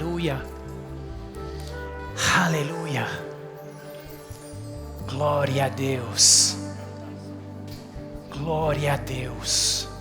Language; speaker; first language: Portuguese; non-native, fluent; English